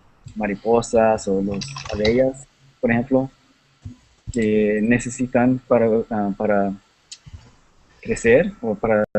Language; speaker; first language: Spanish; non-native, learner; English